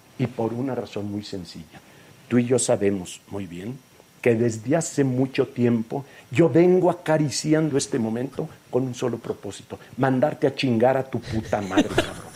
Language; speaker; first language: Spanish; native; Spanish